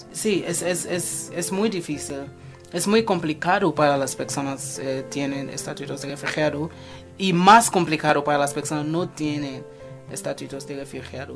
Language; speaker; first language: Spanish; non-native, fluent; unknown